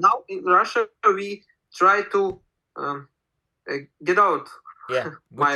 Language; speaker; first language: English; non-native, learner; Russian